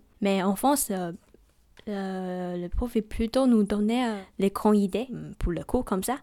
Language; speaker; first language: French; non-native, learner; Chinese